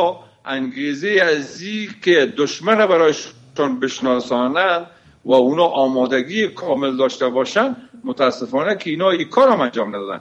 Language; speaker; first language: Persian; native; Persian